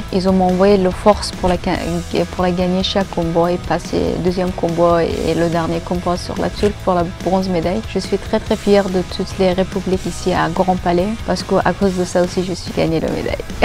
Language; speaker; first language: French; non-native, learner; Persian